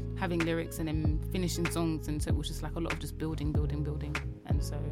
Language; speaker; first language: English; early bilingual, other home language; Yoruba